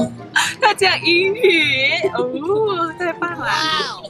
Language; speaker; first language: Chinese; non-native, fluent; Thai